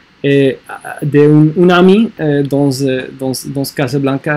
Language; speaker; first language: French; non-native, learner; English